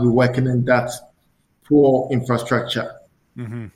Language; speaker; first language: English; non-native, local second language; Akan